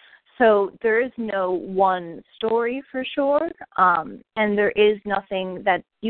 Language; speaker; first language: English; native; English